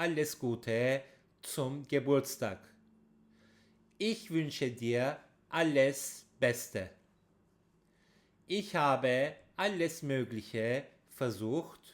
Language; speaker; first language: German; non-native, fluent; Turkish